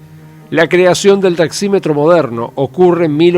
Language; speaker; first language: Spanish; native; Spanish